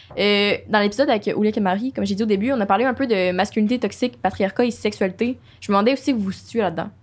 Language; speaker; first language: French; native; French